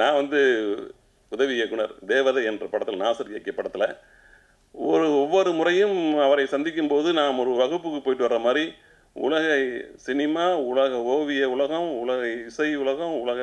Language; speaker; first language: Tamil; native; Tamil